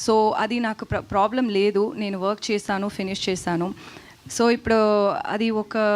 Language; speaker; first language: Telugu; non-native, learner; Tamil